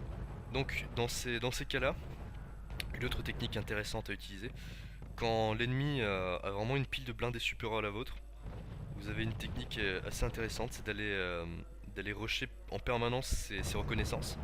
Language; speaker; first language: French; native; French